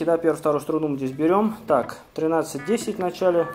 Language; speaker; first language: Russian; native; Russian